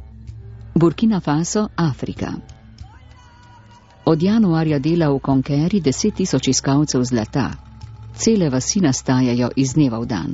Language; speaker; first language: Slovenian; native; Slovenian